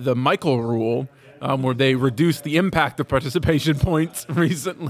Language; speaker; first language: English; native; English